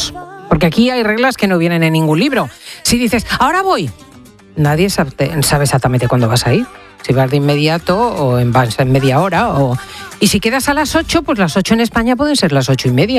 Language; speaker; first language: Spanish; native; Spanish